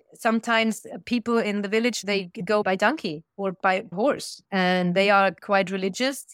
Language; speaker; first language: English; non-native, fluent; German